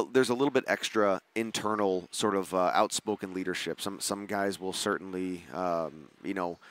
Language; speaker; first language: English; native; English